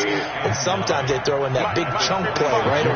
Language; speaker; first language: English; native; English